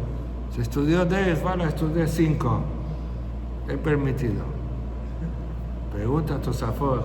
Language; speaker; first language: Portuguese; non-native, fluent; Spanish